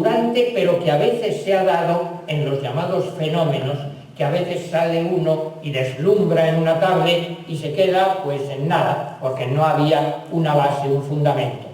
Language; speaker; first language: Spanish; native; Spanish